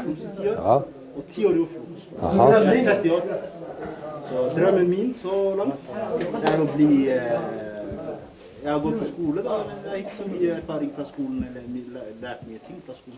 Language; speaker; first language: Norwegian; early bilingual, other home language; Somali